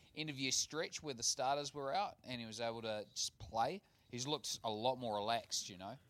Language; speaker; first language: English; native; English